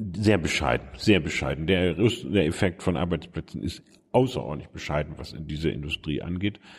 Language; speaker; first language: German; native; German